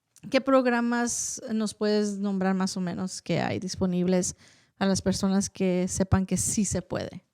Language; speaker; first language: Spanish; early bilingual, heritage; Spanish